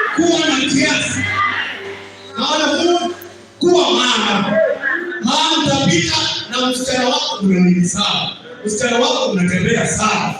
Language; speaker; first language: Swahili; non-native, local second language; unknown